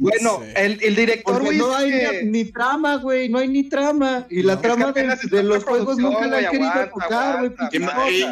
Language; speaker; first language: Spanish; native; Spanish